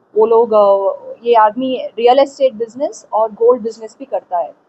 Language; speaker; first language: Hindi; non-native, local second language; Telugu